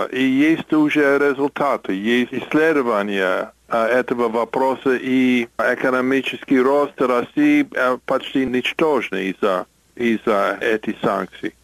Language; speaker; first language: Russian; non-native, fluent; English